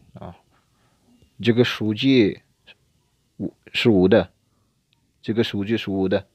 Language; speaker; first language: Chinese; non-native, learner; Filipino